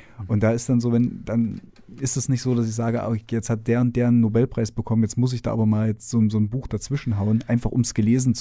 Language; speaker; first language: German; native; German